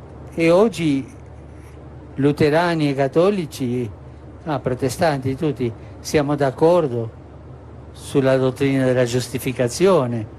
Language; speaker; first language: Italian; non-native, fluent; Spanish